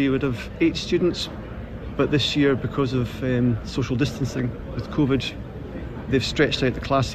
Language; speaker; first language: English; native; English